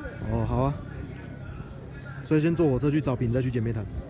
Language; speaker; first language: Chinese; native; Chinese